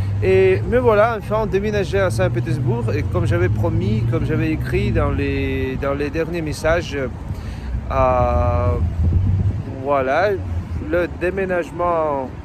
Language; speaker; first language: French; non-native, fluent; Russian